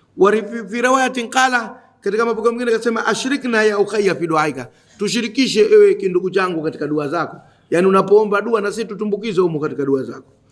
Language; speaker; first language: Swahili; native; Swahili